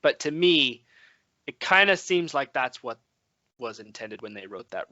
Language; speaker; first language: English; native; English